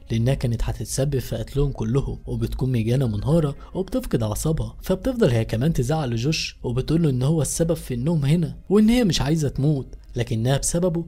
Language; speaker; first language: Arabic; native; Arabic